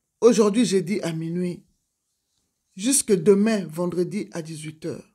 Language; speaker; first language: French; non-native, local second language; Lingala